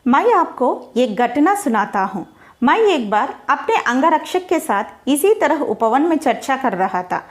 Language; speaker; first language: Hindi; non-native, local second language; Telugu